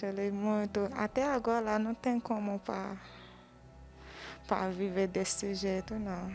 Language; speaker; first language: Portuguese; non-native, learner; Haitian Creole